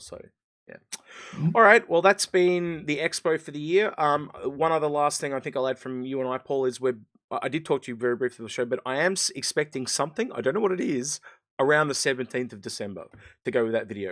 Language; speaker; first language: English; native; English